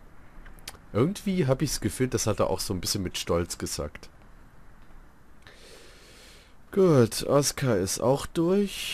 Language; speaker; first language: German; native; German